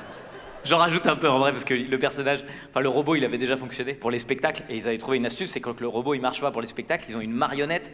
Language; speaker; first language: French; native; French